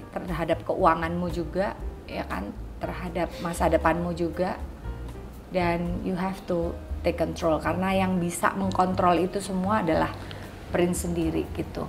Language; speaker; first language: Indonesian; native; Indonesian